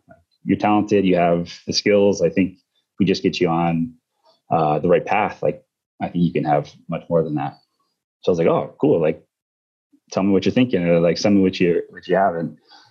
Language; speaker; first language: English; native; English